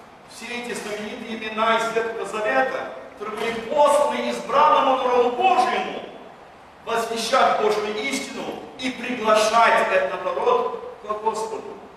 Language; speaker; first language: Russian; early bilingual, heritage; Russian